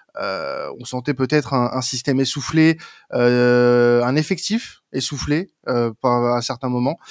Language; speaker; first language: French; native; French